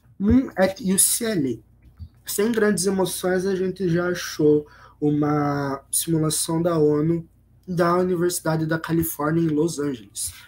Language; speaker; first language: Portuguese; native; Portuguese